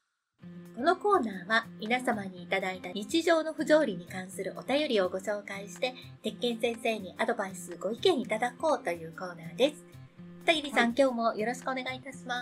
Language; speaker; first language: Japanese; native; Japanese